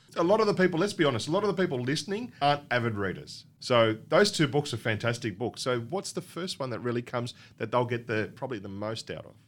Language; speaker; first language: English; native; English